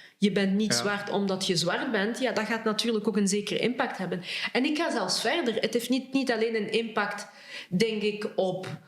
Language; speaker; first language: Dutch; early bilingual, other home language; Lingala